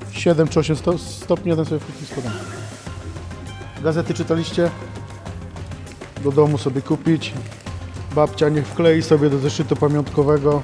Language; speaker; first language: Polish; native; Polish